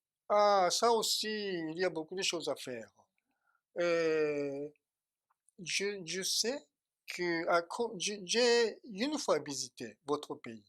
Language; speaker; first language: French; non-native, fluent; Japanese